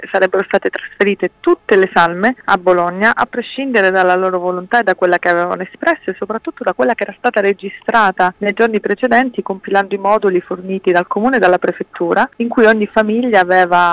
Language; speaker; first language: Italian; native; Italian